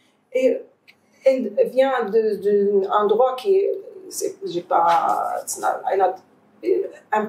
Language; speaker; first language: French; non-native, fluent; Arabic